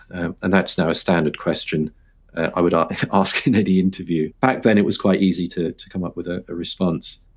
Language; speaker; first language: English; native; English